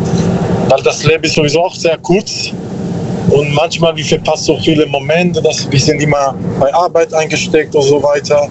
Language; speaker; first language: German; non-native, learner; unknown